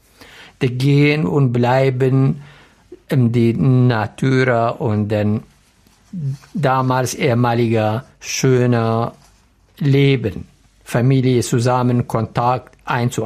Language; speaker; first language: German; non-native, learner; Arabic